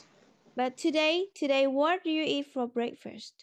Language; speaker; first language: English; non-native, learner; Vietnamese